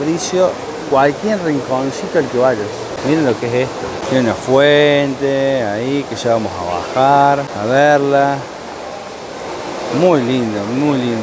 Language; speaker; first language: Spanish; native; Spanish